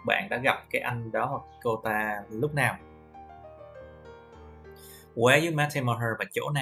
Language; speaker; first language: Vietnamese; native; Vietnamese